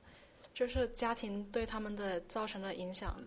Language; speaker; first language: Chinese; early bilingual, heritage; Chinese